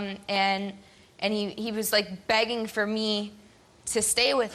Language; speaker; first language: English; native; English